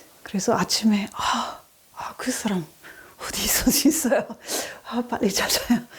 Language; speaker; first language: Korean; non-native, learner; English